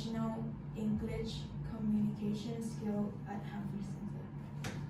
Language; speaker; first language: English; non-native, fluent; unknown